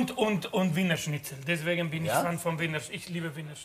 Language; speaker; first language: German; non-native, fluent; Spanish